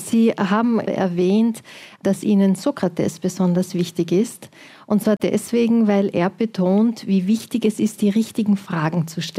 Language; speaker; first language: German; native; German